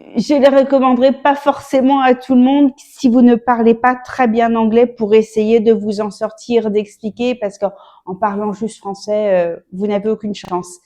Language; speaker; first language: French; native; French